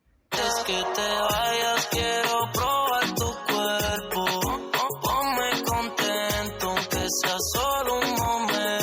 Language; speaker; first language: Spanish; non-native, fluent; English